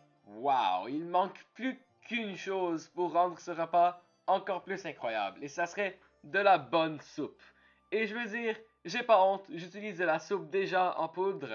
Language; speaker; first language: French; native; French